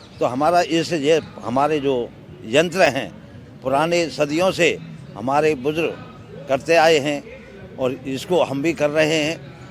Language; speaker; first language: Hindi; native; Hindi